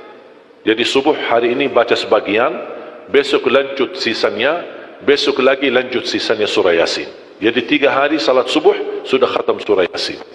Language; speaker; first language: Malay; non-native, fluent; Arabic